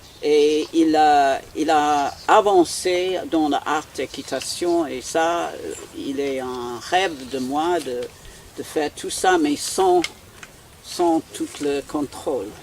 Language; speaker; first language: French; non-native, fluent; English